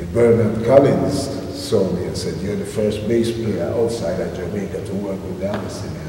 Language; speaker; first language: English; native; English